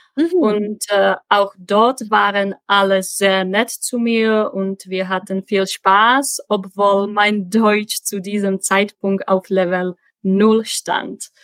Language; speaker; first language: German; non-native, learner; Czech